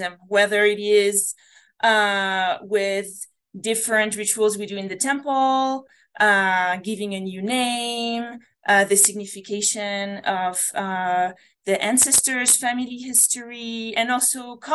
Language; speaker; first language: English; non-native, fluent; French